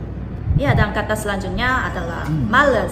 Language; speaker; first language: Indonesian; non-native, fluent; Korean